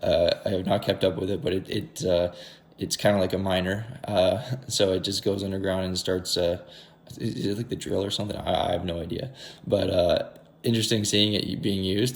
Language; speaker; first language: English; native; English